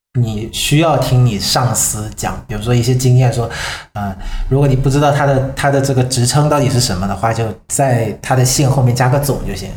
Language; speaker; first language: Chinese; non-native, fluent; Vietnamese